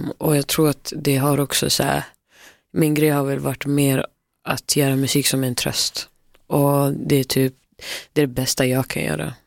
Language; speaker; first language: Swedish; early bilingual, other home language; Somali